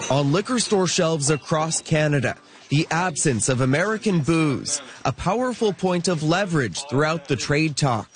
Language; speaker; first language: English; native; English